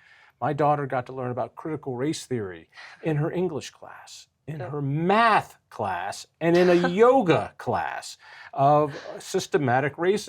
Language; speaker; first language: English; native; English